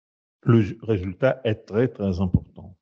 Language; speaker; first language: French; non-native, fluent; Russian